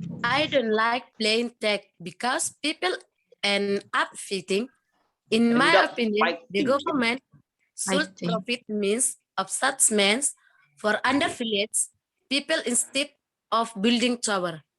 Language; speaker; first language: English; non-native, learner; Indonesian